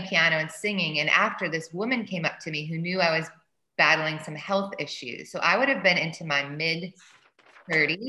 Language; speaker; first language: English; native; English